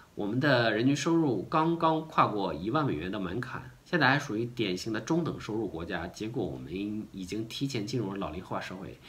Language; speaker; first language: Chinese; native; Chinese